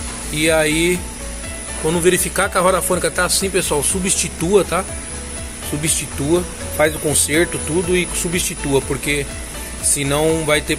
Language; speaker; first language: Portuguese; native; Portuguese